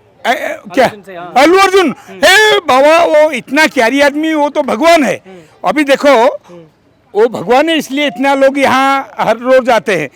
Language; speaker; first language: Hindi; non-native, local second language; Odia